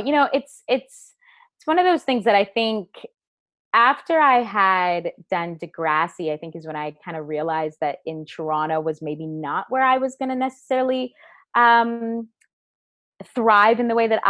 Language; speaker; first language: English; native; English